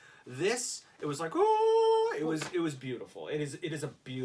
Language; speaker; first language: English; native; English